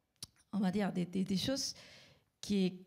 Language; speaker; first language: French; non-native, fluent; Spanish